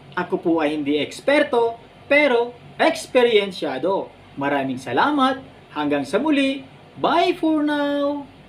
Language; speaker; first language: Filipino; non-native, local second language; Iloko